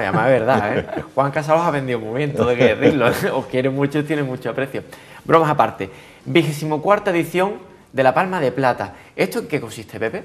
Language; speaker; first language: Spanish; native; Spanish